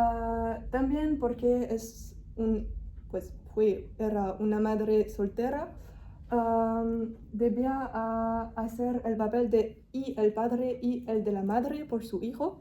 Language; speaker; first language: Spanish; non-native, fluent; French